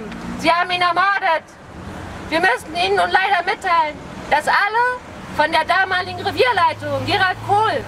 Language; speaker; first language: German; native; German